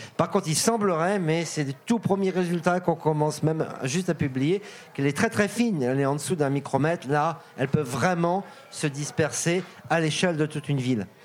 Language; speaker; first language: French; native; French